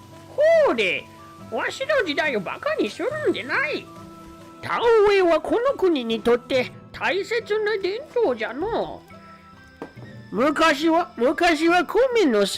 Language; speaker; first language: Japanese; native; Japanese